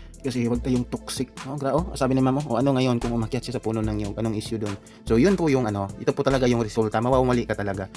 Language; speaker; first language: Filipino; non-native, local second language; Cebuano